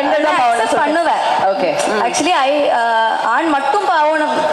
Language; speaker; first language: Tamil; non-native, local second language; Malayalam